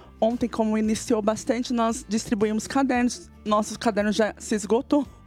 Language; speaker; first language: Portuguese; native; Portuguese